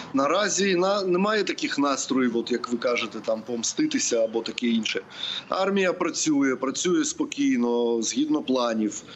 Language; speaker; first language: Ukrainian; non-native, local second language; Russian